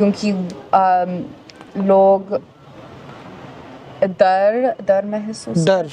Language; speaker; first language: Hindi; non-native, learner; English